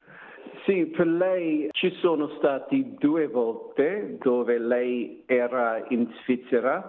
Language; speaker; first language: Italian; non-native, learner; English